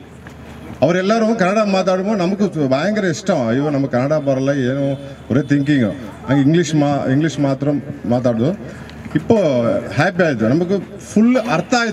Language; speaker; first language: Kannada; non-native, learner; Tamil